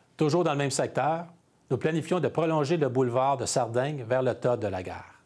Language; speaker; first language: French; native; French